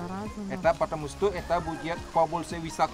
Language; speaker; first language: Russian; non-native, learner; Indonesian